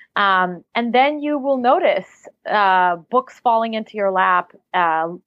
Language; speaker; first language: English; early bilingual, other home language; Russian